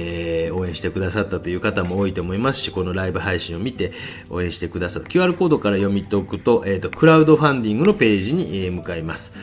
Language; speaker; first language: Japanese; native; Japanese